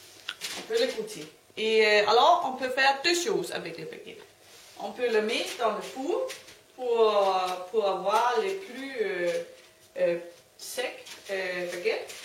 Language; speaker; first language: French; non-native, learner; Danish